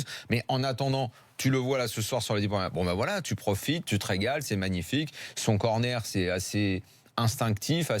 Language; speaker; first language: French; native; French